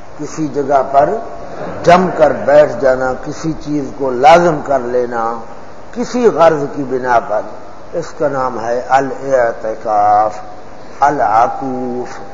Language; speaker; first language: Urdu; non-native, local second language; Punjabi